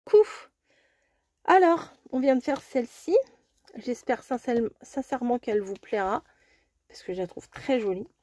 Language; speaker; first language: French; native; French